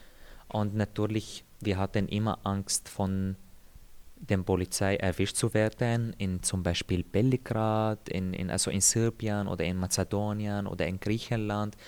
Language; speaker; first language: German; non-native, fluent; Arabic